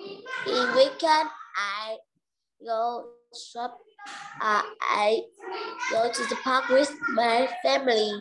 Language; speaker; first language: English; non-native, learner; Vietnamese